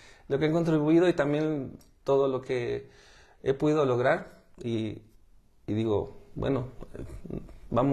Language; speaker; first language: Spanish; native; Spanish